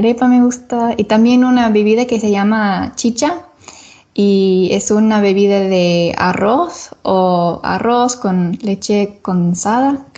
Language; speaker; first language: Spanish; non-native, learner; English